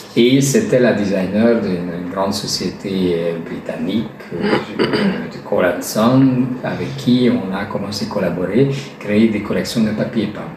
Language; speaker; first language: French; non-native, fluent; Hungarian